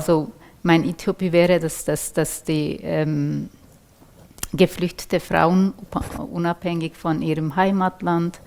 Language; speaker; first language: German; non-native, fluent; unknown